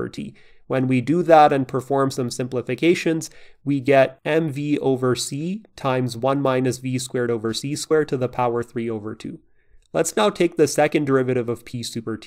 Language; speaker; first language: English; native; English